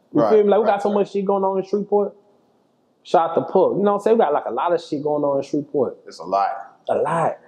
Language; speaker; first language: English; native; English